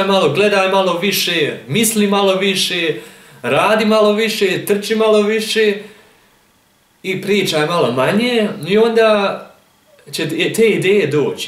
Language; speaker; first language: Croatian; early bilingual, heritage; German